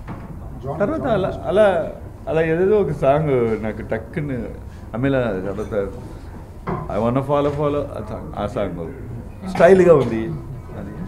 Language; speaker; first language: Telugu; non-native, learner; Tamil